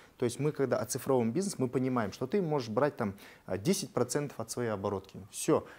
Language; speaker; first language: Russian; native; Russian